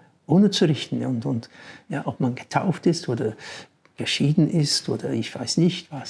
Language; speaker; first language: German; non-native, fluent; English